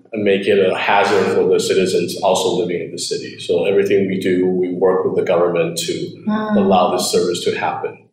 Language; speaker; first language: English; early bilingual, other home language; Chinese